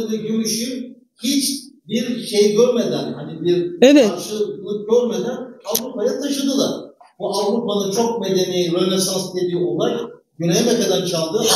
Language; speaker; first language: Turkish; native; Turkish